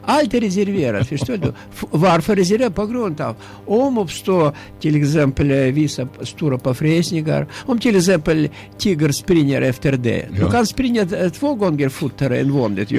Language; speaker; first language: Swedish; non-native, learner; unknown